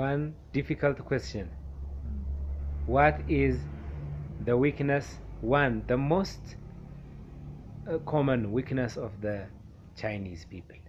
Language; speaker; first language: English; non-native, local second language; Amharic